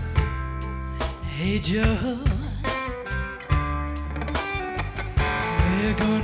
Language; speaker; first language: English; native; English